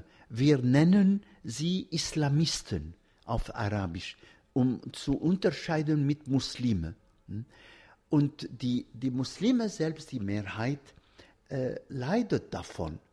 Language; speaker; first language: German; non-native, fluent; Arabic